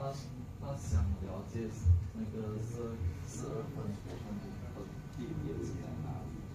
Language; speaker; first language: Chinese; non-native, fluent; Indonesian